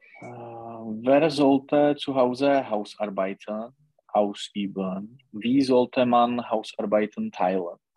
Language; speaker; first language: German; non-native, learner; Czech